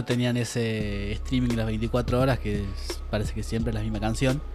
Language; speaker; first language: Spanish; native; Spanish